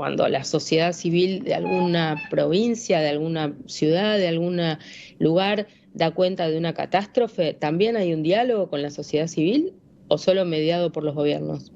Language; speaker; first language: Spanish; native; Spanish